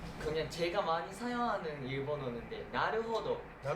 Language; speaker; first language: Korean; non-native, learner; Japanese